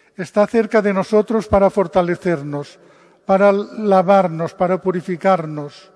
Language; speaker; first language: Spanish; non-native, local second language; Catalan